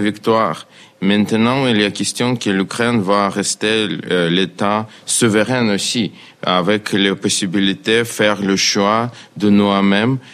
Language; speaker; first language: French; non-native, fluent; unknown